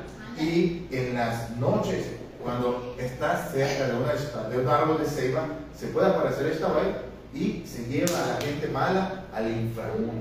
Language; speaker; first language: Spanish; native; Spanish